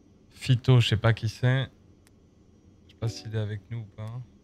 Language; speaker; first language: French; native; French